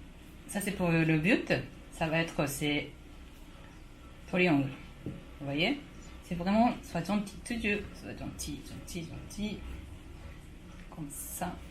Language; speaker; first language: French; non-native, fluent; Japanese